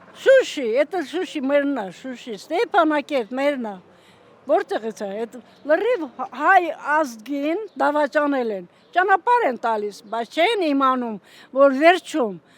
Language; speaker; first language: Armenian; native; Armenian